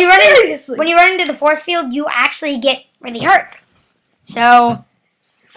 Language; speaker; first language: English; native; English